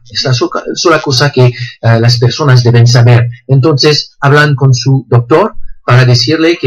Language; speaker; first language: Spanish; non-native, fluent; French